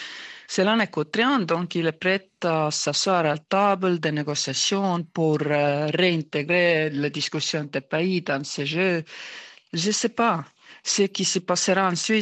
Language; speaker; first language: French; non-native, fluent; Estonian